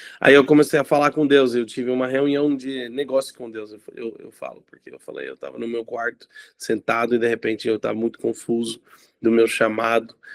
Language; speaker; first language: Portuguese; non-native, fluent; English